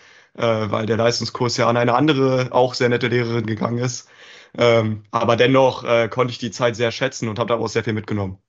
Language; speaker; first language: German; native; German